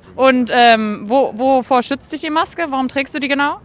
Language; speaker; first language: German; native; German